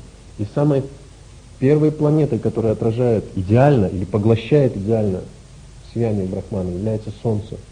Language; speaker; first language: Russian; native; Russian